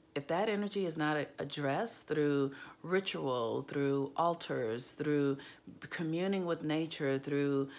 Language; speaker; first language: English; native; English